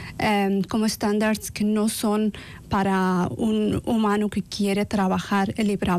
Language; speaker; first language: Spanish; non-native, learner; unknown